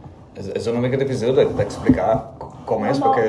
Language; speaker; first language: Catalan; non-native, learner; English